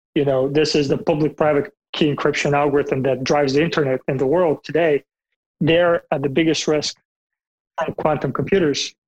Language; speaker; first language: English; non-native, fluent; Bulgarian